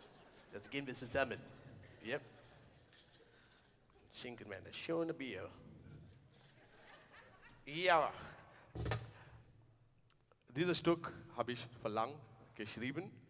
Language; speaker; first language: German; non-native, learner; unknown